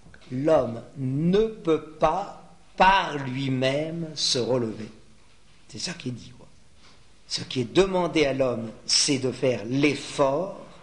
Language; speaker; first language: French; native; French